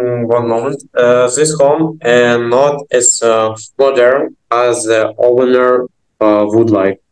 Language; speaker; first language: English; non-native, learner; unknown